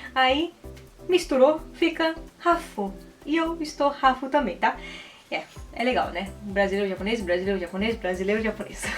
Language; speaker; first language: Portuguese; early bilingual, heritage; Portuguese